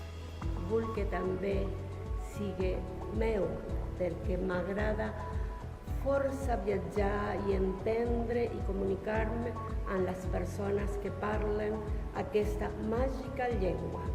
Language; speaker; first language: Catalan; non-native, learner; Spanish